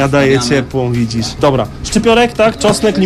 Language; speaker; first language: Polish; native; Polish